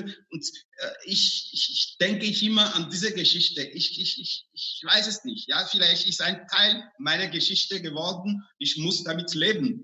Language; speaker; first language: German; non-native, fluent; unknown